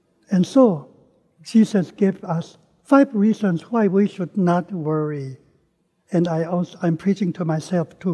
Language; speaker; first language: English; non-native, local second language; Min Nan Chinese